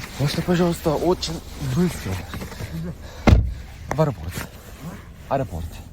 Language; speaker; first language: Russian; non-native, learner; Korean